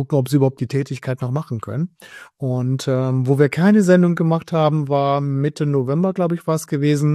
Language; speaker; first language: German; native; German